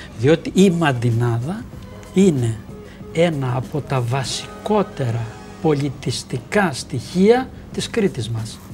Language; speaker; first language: Greek; native; Greek